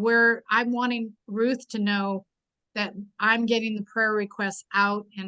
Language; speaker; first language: English; native; English